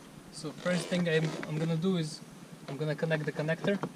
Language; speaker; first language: English; non-native, fluent; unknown